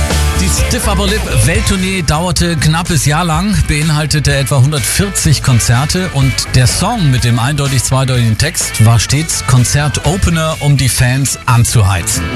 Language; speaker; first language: German; native; German